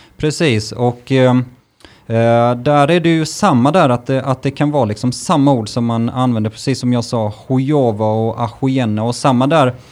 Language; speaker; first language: Swedish; early bilingual, other home language; Russian